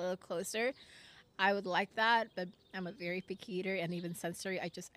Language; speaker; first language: English; non-native, fluent; Spanish